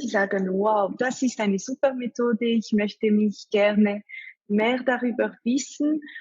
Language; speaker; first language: German; non-native, fluent; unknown